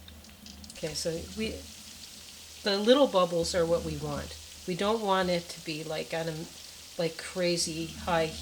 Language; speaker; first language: English; native; English